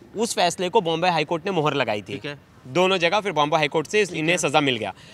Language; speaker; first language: Hindi; native; Hindi